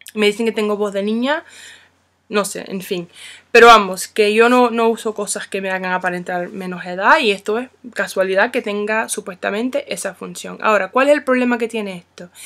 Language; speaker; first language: Spanish; non-native, fluent; English